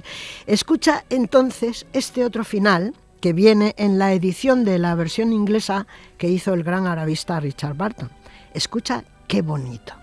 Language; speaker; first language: Spanish; native; Spanish